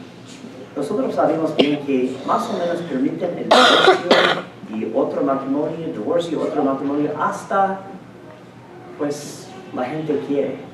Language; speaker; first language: Spanish; non-native, fluent; English